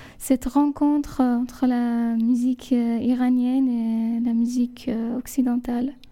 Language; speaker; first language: French; non-native, fluent; Persian